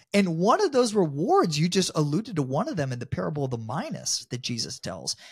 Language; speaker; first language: English; native; English